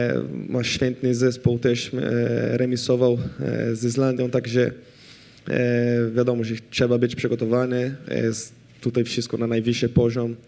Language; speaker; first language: Polish; non-native, fluent; Portuguese